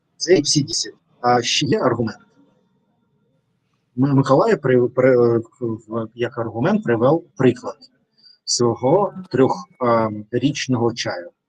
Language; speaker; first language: Ukrainian; non-native, learner; Russian